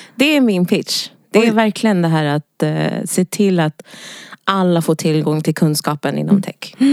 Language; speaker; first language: Swedish; early bilingual, other home language; Wolof